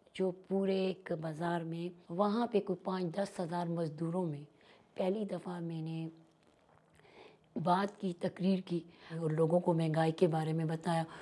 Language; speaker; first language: Urdu; non-native, local second language; Pashto